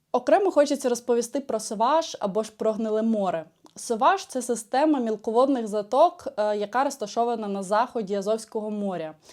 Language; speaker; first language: Ukrainian; native; Ukrainian